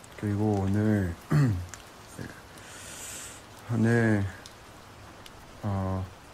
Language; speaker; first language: Korean; non-native, learner; Chinese